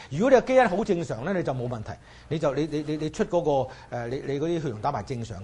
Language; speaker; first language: Chinese; native; Chinese